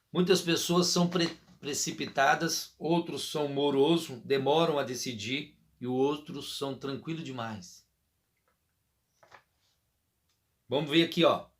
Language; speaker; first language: Portuguese; native; Portuguese